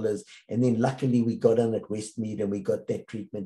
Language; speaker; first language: English; native; English